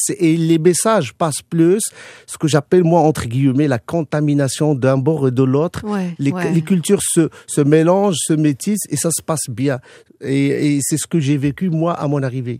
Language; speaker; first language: French; non-native, local second language; Arabic